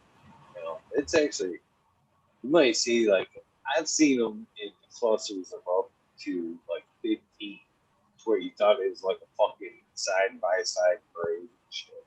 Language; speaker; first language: English; native; English